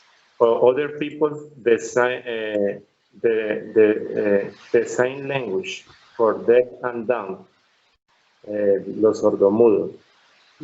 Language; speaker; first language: English; non-native, learner; Spanish